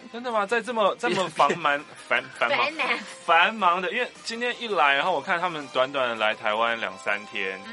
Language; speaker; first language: Chinese; native; Chinese